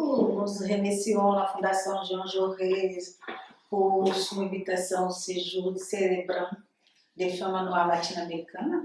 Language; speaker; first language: French; non-native, learner; Portuguese